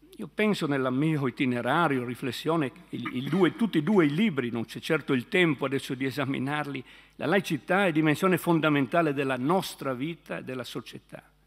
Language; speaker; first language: Italian; native; Italian